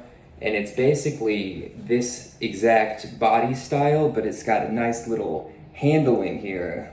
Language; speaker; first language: English; native; English